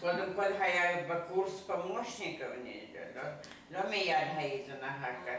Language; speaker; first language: Hebrew; non-native, fluent; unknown